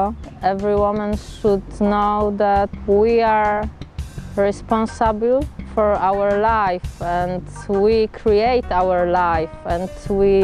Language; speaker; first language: English; non-native, learner; Polish